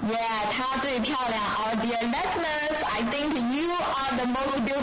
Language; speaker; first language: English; non-native, fluent; Chinese